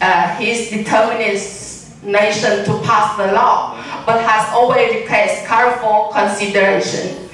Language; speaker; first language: English; non-native, learner; Vietnamese